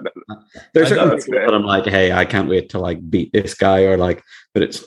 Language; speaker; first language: English; native; English